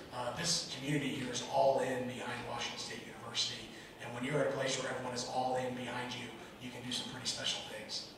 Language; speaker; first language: English; native; English